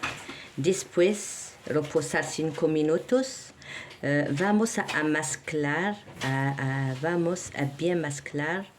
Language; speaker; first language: Spanish; non-native, learner; Arabic